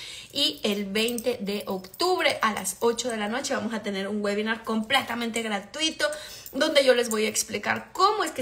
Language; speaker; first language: Spanish; native; Spanish